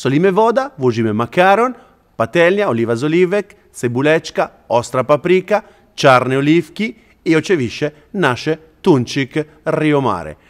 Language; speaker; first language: Polish; non-native, learner; Italian